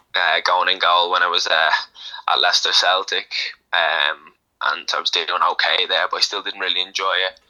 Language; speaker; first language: English; native; English